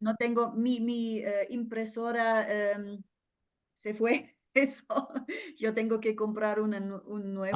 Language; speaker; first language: Spanish; non-native, fluent; German